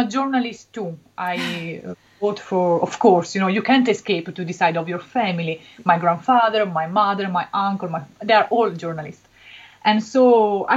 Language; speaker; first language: English; non-native, learner; Italian